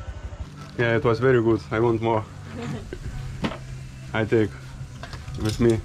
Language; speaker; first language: English; non-native, learner; Lithuanian